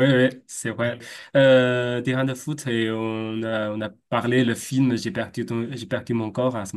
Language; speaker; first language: French; non-native, fluent; Chinese